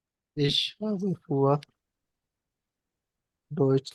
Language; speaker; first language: German; non-native, learner; Hindi